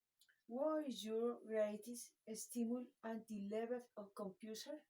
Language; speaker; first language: English; non-native, learner; Spanish